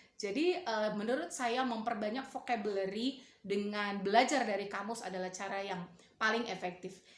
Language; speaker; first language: Indonesian; native; Indonesian